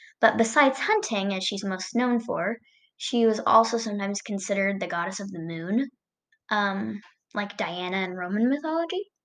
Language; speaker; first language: English; native; English